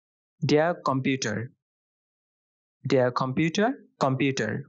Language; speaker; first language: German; non-native, fluent; Bangla